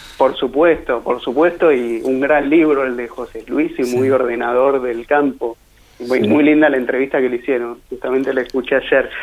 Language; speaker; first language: Spanish; native; Spanish